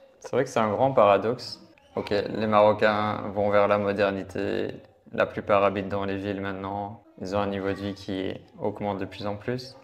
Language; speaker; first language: French; native; French